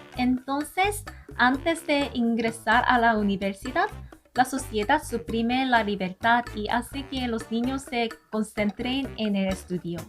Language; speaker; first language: Spanish; non-native, learner; Korean